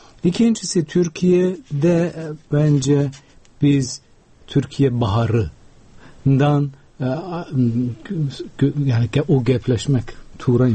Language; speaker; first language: Turkish; non-native, fluent; Uzbek